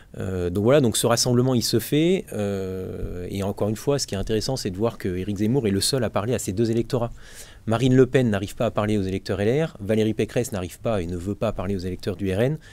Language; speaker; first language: French; native; French